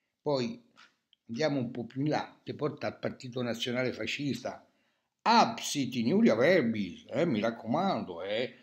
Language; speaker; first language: Italian; native; Italian